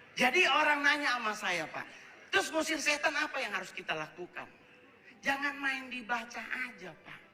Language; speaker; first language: Indonesian; native; Indonesian